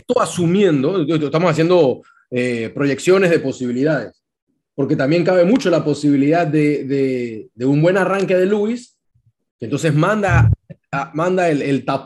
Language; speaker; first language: Spanish; native; Spanish